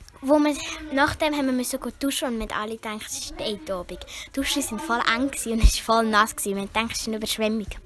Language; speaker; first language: German; native; German